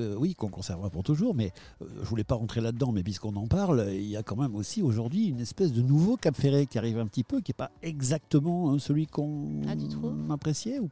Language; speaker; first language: French; native; French